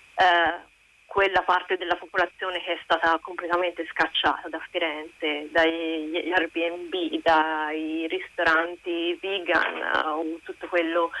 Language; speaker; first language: Italian; native; Italian